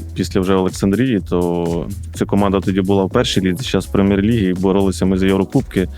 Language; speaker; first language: Ukrainian; native; Ukrainian